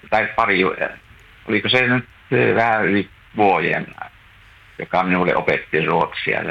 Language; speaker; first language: Finnish; native; Finnish